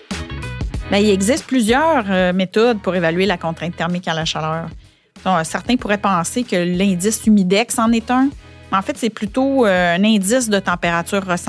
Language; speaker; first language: French; native; French